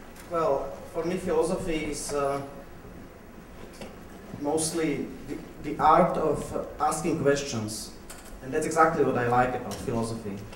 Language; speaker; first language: English; non-native, fluent; Slovak